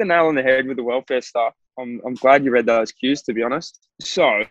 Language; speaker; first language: English; native; English